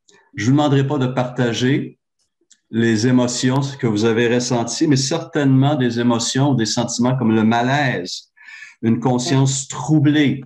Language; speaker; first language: French; native; French